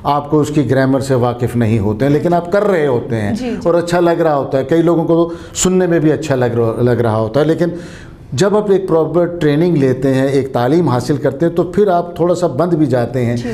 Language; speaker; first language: Hindi; native; Hindi